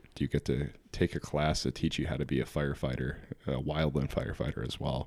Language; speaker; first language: English; native; English